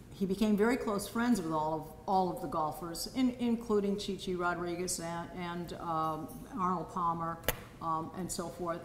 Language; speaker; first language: English; native; English